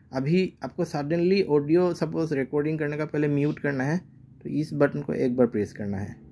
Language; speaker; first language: Hindi; non-native, local second language; Assamese